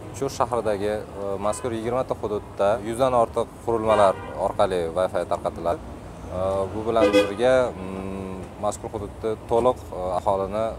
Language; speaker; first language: Uzbek; native; Uzbek